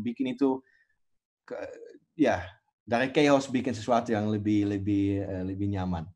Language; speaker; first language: Indonesian; non-native, fluent; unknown